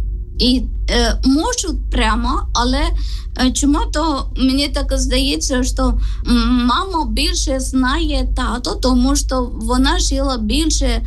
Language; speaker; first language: Ukrainian; non-native, learner; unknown